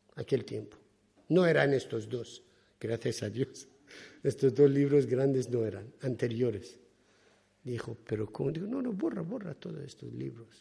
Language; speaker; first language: Spanish; non-native, fluent; Persian